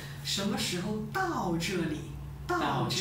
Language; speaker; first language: Chinese; native; Chinese